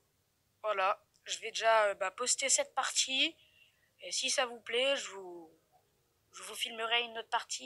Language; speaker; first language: French; native; French